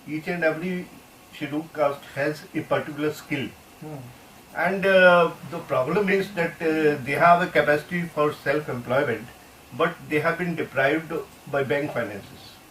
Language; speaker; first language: English; non-native, local second language; Hindi